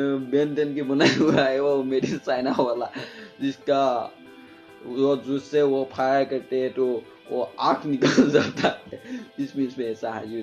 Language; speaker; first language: Hindi; non-native, local second language; Assamese